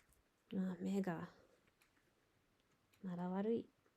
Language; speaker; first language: Japanese; non-native, learner; English